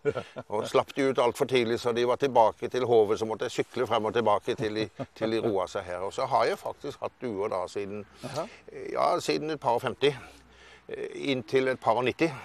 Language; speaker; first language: Norwegian; native; Norwegian